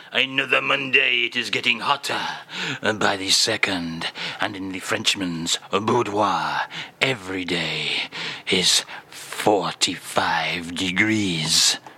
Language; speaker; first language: English; native; English